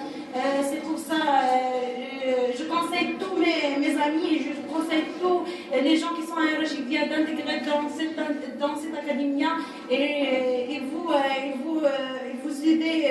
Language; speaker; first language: French; non-native, learner; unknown